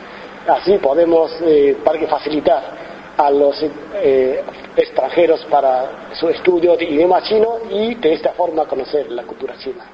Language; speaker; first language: Spanish; non-native, fluent; Chinese